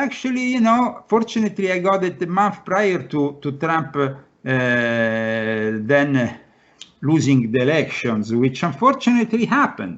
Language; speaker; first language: English; non-native, fluent; Italian